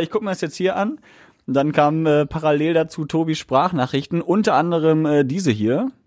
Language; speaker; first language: German; native; German